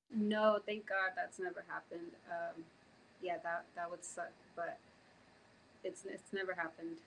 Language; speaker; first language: English; native; English